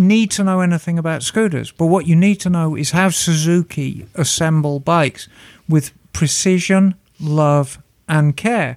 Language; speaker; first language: English; native; English